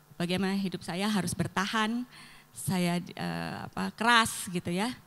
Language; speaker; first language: Indonesian; native; Indonesian